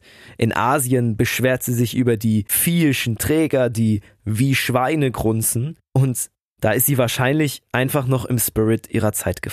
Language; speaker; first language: German; native; German